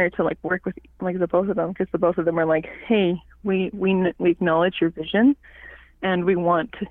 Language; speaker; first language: English; non-native, fluent; Cree